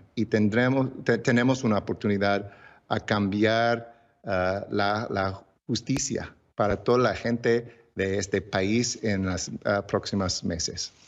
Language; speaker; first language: Spanish; early bilingual, heritage; English